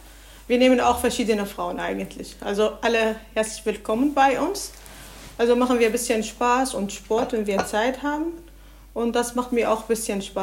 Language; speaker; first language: German; non-native, learner; Arabic